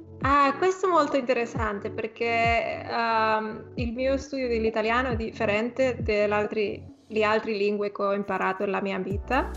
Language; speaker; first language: Italian; non-native, fluent; Spanish